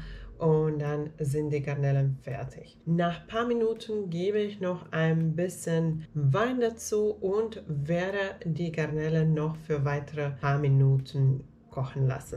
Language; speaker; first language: German; non-native, fluent; Finnish